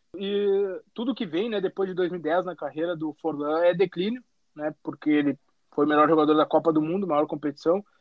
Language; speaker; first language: Portuguese; native; Portuguese